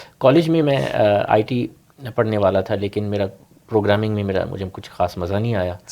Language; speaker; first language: Urdu; early bilingual, heritage; Urdu